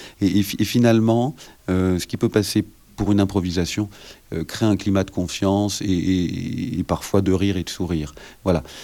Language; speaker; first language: French; native; French